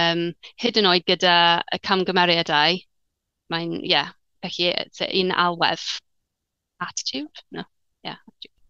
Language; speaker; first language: Welsh; non-native, learner; English